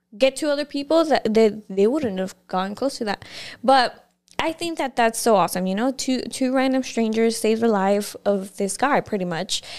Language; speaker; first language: English; early bilingual, other home language; Spanish